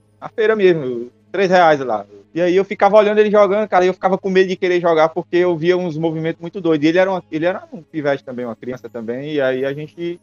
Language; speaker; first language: Portuguese; native; Portuguese